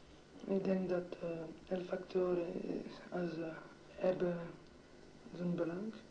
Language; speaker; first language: Dutch; non-native, local second language; Italian